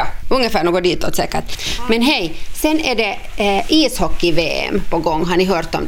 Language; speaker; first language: Swedish; native; Swedish